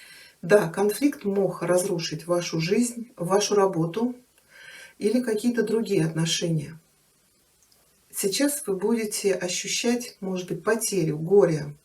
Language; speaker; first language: Russian; native; Russian